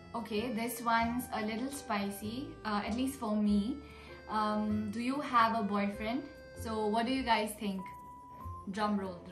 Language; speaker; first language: English; non-native, local second language; Nepali